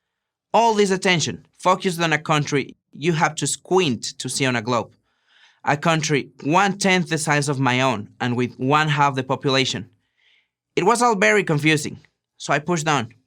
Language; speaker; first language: English; non-native, fluent; Spanish